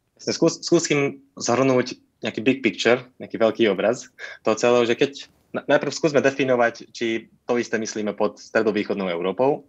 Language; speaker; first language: Slovak; non-native, local second language; Hungarian